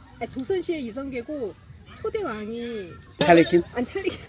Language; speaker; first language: Korean; native; Korean